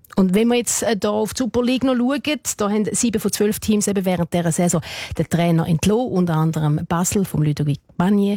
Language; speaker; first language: German; native; German